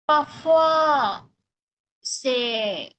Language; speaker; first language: French; non-native, learner; Bangla